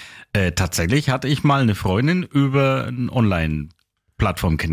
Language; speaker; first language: German; native; German